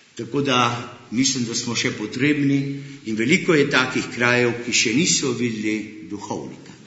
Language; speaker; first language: Slovenian; early bilingual, heritage; Slovenian